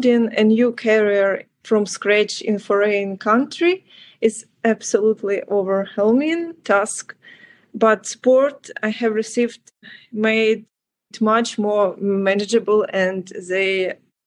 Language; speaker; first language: English; non-native, learner; Ukrainian